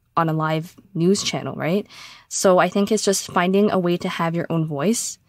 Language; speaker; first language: English; native; English